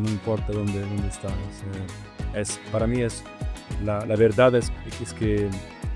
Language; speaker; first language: Spanish; non-native, learner; Italian